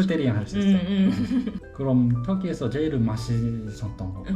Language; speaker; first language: Korean; non-native, learner; Japanese